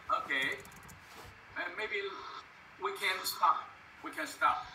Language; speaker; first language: English; non-native, fluent; Chinese